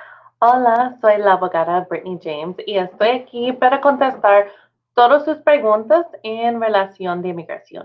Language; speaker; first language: Spanish; non-native, fluent; English